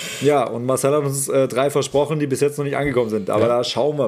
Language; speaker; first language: German; native; German